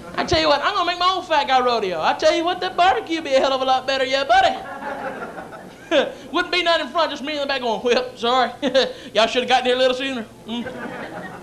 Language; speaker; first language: English; native; English